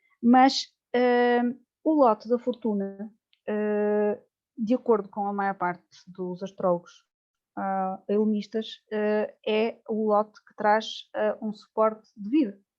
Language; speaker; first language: Portuguese; native; Portuguese